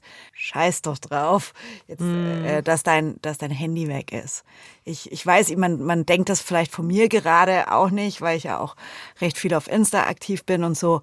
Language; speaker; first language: German; native; German